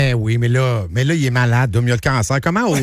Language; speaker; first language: French; native; French